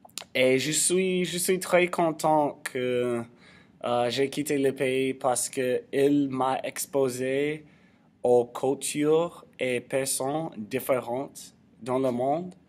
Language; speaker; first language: French; non-native, learner; English